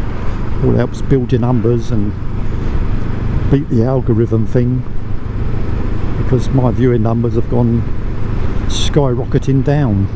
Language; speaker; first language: English; native; English